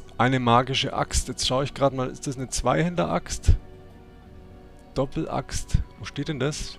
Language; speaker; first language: German; native; German